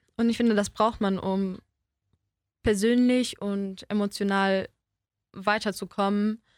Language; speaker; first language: German; early bilingual, other home language; Polish